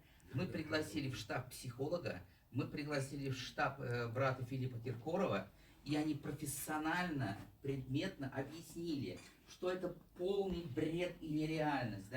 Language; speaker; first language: Russian; native; Russian